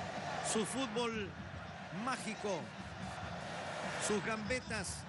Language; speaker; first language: Spanish; native; Spanish